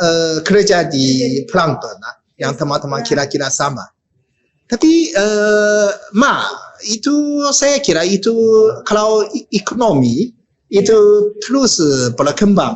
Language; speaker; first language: Indonesian; non-native, learner; Japanese